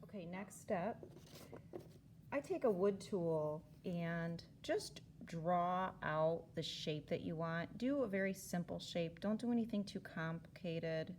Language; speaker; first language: English; native; English